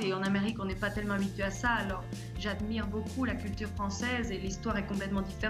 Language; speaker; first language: French; early bilingual, heritage; French